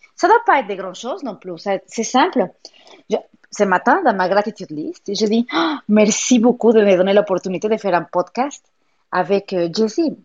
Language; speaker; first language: French; non-native, fluent; Spanish